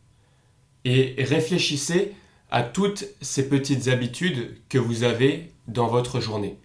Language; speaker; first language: French; native; French